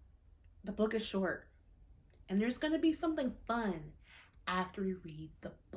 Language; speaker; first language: English; native; English